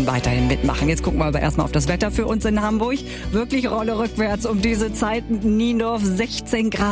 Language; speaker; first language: German; native; German